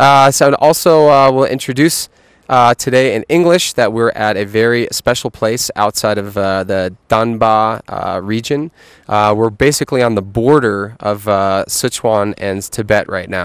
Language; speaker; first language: English; native; English